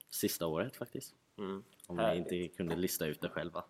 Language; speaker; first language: Swedish; non-native, fluent; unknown